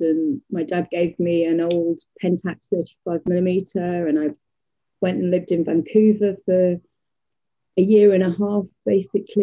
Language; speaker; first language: English; native; English